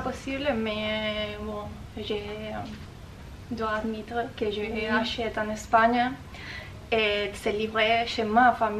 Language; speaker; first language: French; non-native, learner; Spanish